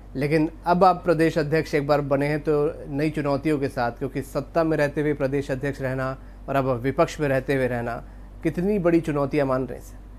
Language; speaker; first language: Hindi; native; Hindi